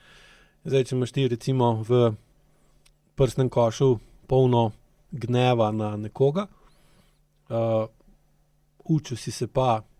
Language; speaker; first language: Slovenian; native; Slovenian